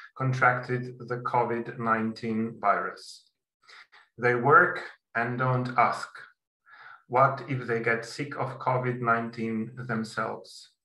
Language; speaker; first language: English; non-native, fluent; Slovenian